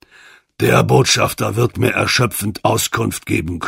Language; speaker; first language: German; native; German